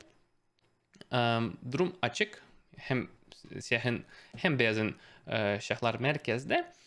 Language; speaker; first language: Turkish; non-native, fluent; Russian